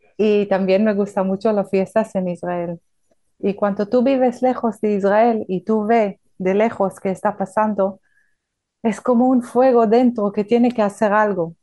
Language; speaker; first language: Spanish; non-native, fluent; Hebrew